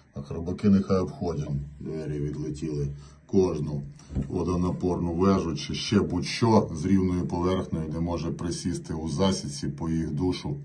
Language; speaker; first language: Ukrainian; native; Ukrainian